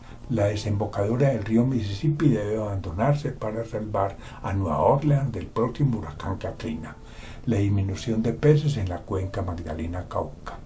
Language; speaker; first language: Spanish; native; Spanish